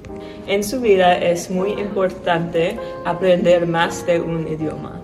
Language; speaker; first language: Spanish; non-native, learner; English